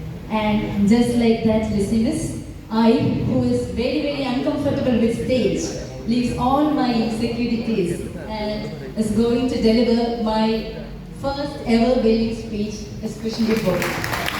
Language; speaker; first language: English; non-native, local second language; Malayalam